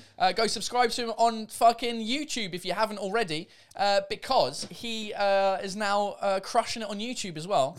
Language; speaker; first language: English; native; English